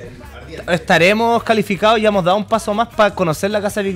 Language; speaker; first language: Spanish; native; Spanish